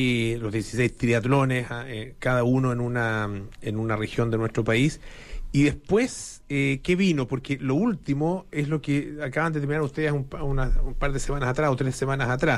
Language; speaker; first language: Spanish; native; Spanish